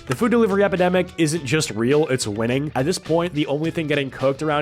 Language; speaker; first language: English; native; English